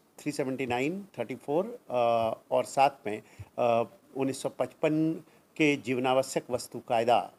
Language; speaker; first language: Hindi; non-native, local second language; Marathi